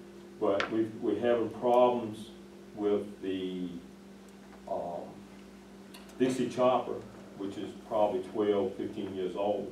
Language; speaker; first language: English; native; English